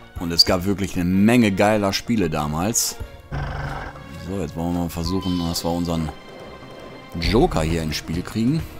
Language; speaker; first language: German; native; German